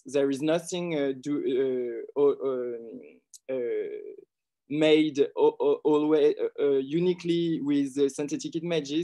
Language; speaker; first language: English; non-native, learner; French